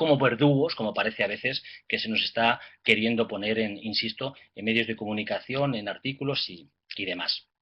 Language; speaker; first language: Spanish; native; Spanish